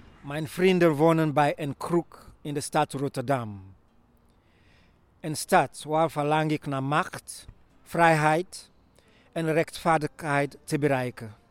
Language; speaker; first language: Dutch; non-native, learner; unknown